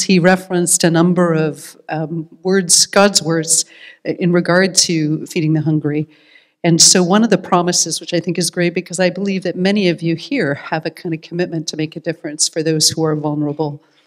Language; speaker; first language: English; native; English